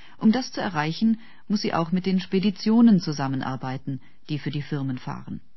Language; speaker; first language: German; native; German